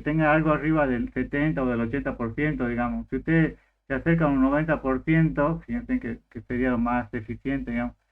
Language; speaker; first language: Spanish; native; Spanish